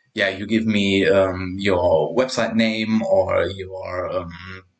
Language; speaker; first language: English; non-native, fluent; German